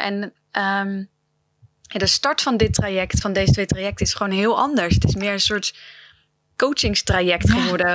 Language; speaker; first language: Dutch; native; Dutch